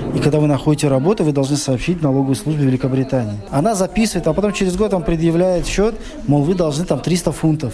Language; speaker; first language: Russian; non-native, local second language; Tajik